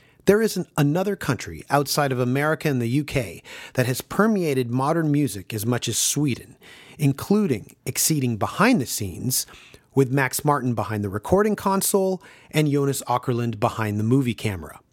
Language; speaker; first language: English; native; English